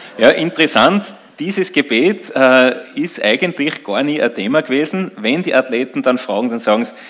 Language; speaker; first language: German; native; German